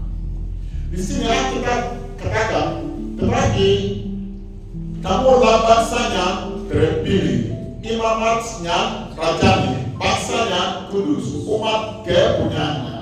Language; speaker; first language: Indonesian; non-native, fluent; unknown